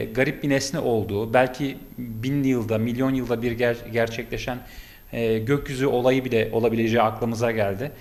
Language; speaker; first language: Turkish; native; Turkish